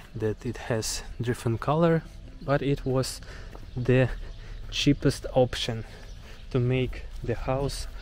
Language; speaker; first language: English; non-native, fluent; Ukrainian